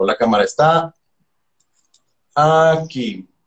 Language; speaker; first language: Spanish; native; Spanish